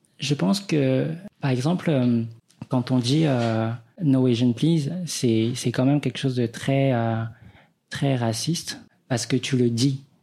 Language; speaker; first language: French; early bilingual, other home language; Vietnamese